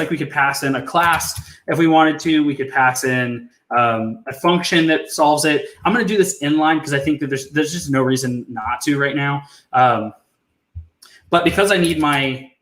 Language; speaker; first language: English; native; English